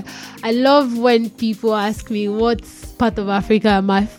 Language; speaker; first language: English; non-native, local second language; Yoruba